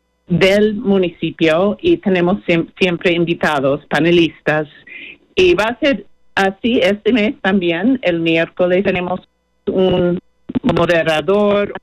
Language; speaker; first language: Spanish; non-native, fluent; English